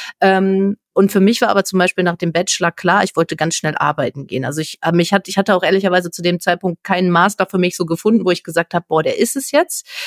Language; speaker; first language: German; native; German